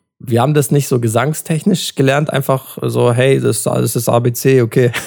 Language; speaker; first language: German; early bilingual, other home language; Turkish